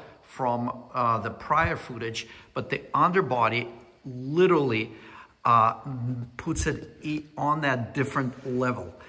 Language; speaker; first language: English; non-native, fluent; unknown